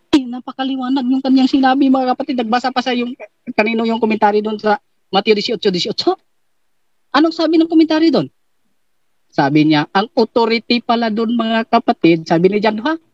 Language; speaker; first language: Filipino; non-native, local second language; Cebuano